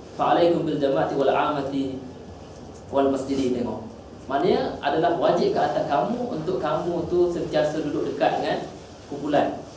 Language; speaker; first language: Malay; native; Malay